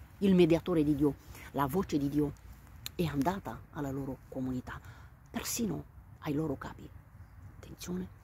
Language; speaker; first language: Italian; non-native, fluent; Romanian